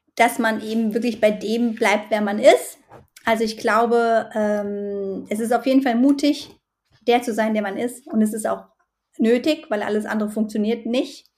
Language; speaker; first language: German; native; German